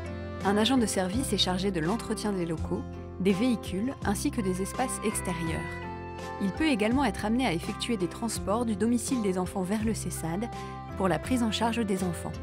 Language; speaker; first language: French; native; French